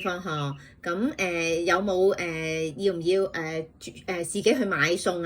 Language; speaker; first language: Cantonese; native; Cantonese